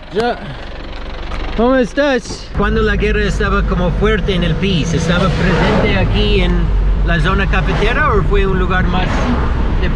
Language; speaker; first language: Spanish; non-native, learner; English